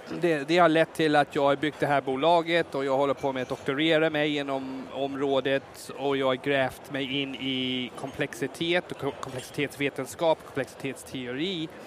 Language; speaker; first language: Swedish; non-native, fluent; English